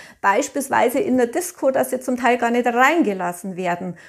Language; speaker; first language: German; native; German